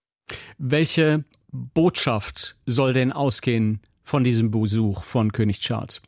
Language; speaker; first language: German; native; German